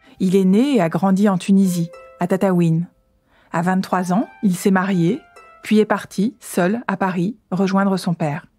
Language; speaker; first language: French; native; French